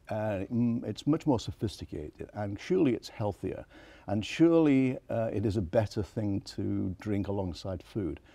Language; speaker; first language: English; native; English